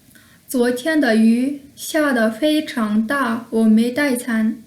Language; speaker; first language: Chinese; non-native, fluent; Kyrgyz